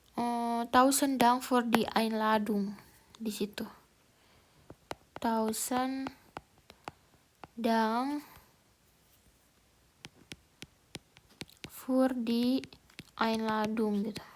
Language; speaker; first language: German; non-native, learner; Indonesian